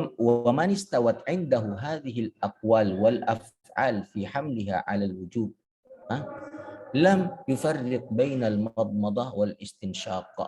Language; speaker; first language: Arabic; non-native, fluent; Indonesian